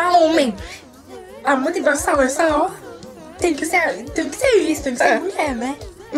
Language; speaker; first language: Portuguese; early bilingual, heritage; Portuguese